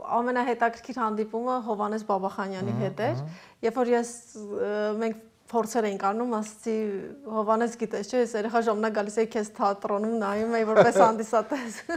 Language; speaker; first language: Armenian; native; Armenian